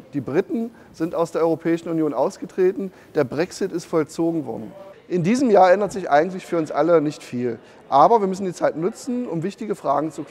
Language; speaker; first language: German; native; German